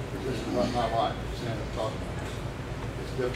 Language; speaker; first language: English; native; English